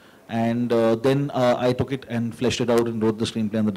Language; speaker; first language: English; non-native, local second language; Hindi